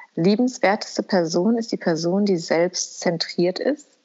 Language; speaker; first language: German; early bilingual, other home language; Albanian